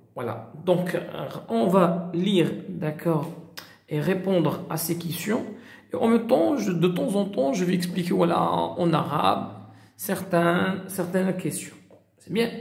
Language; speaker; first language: French; non-native, local second language; Arabic